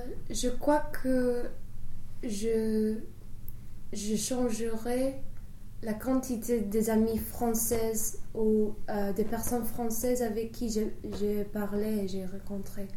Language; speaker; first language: French; non-native, fluent; English